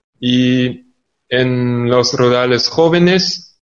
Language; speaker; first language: Spanish; non-native, fluent; German